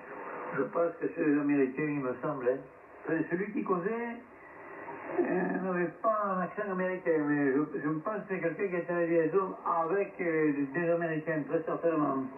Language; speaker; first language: French; native; French